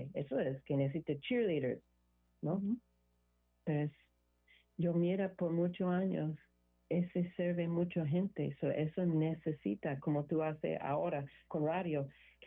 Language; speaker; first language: Spanish; non-native, learner; English